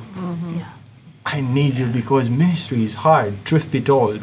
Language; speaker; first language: English; non-native, local second language; Ganda